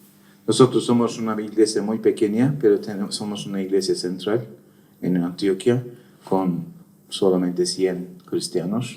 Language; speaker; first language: Spanish; non-native, fluent; Turkish